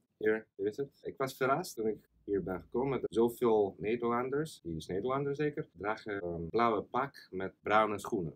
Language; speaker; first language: Dutch; non-native, fluent; Russian